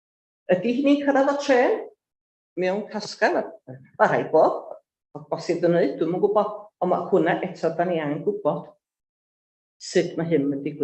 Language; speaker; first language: Welsh; native; Welsh